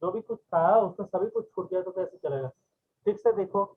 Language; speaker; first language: Hindi; non-native, local second language; Bangla